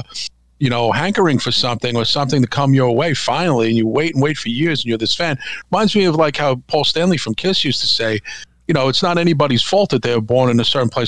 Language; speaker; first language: English; native; English